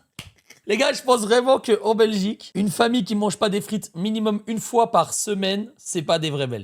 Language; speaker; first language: French; native; French